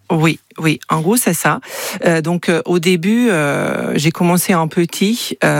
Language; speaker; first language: French; non-native, fluent; Hungarian